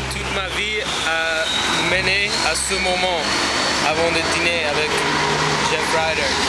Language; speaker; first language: French; non-native, learner; English